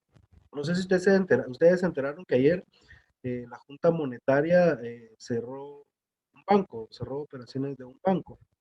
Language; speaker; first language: Spanish; native; Spanish